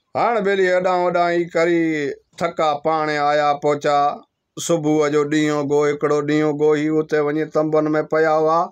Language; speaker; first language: Sindhi; non-native, local second language; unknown